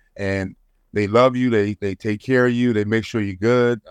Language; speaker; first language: English; native; English